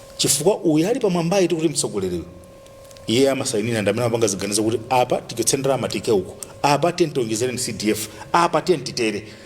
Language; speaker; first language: Nyanja; native; Nyanja